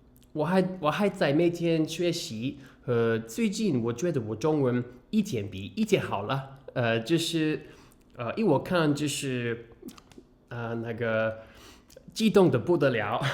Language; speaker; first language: Chinese; non-native, learner; English